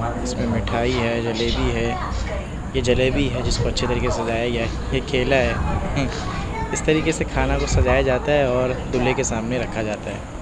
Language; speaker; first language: Hindi; non-native, local second language; Bangla